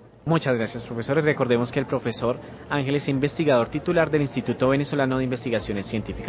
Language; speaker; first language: Spanish; native; Spanish